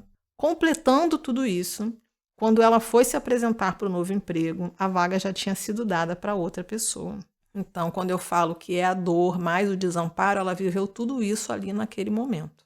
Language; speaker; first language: Portuguese; native; Portuguese